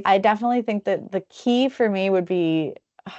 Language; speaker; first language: English; native; English